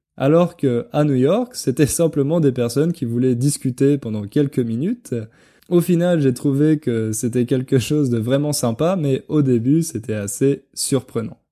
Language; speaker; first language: French; native; French